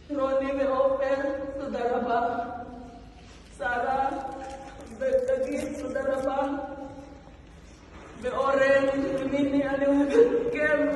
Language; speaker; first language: Hebrew; non-native, learner; Filipino